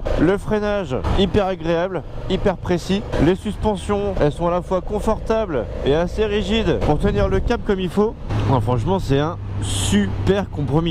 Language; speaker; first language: French; native; French